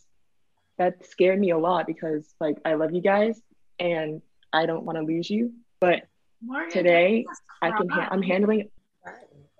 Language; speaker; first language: English; native; English